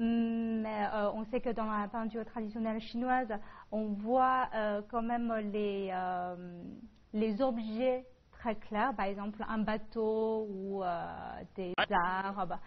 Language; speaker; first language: French; non-native, fluent; Chinese